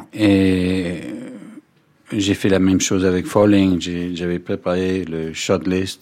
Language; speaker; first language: French; non-native, fluent; English